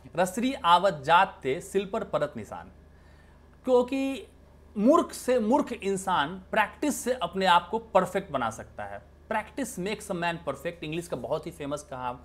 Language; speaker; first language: Hindi; native; Hindi